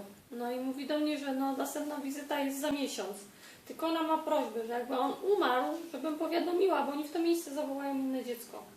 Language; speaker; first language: Polish; native; Polish